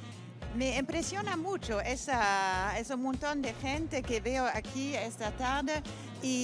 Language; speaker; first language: Spanish; non-native, fluent; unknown